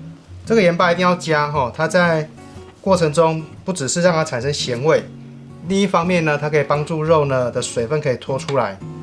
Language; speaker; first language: Chinese; native; Chinese